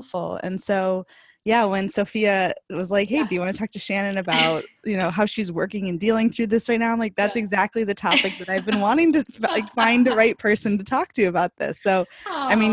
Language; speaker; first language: English; native; English